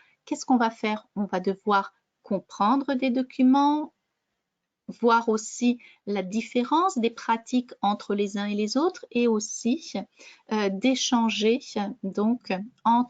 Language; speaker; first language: French; native; French